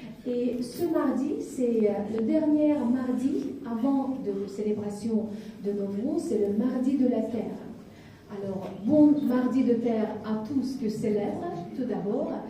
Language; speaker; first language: French; non-native, fluent; Azerbaijani